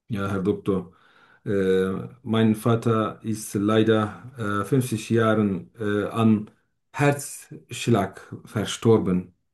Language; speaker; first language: German; non-native, fluent; Turkish